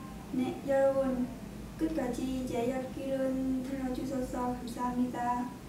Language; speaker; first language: Korean; non-native, learner; Vietnamese